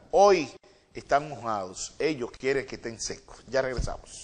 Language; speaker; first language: Spanish; native; Spanish